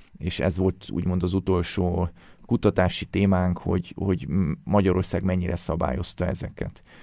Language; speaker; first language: Hungarian; early bilingual, heritage; Hungarian